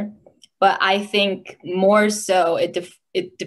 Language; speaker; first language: English; native; English